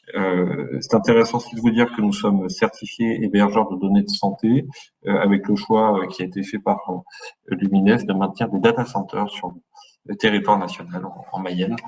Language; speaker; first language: French; native; French